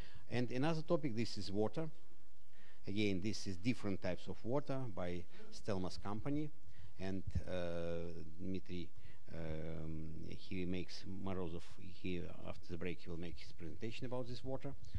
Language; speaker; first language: English; non-native, fluent; Russian